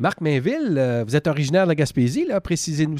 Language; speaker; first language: French; native; French